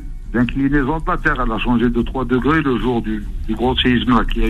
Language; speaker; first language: French; non-native, local second language; Arabic